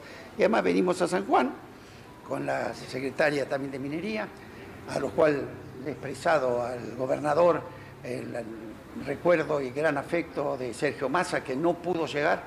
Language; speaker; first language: Spanish; native; Spanish